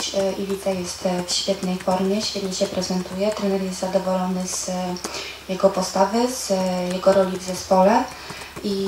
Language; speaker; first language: Polish; native; Polish